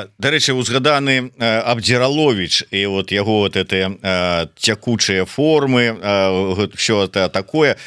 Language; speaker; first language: Belarusian; native; Belarusian